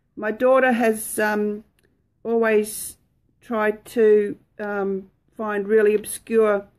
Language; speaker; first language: English; native; English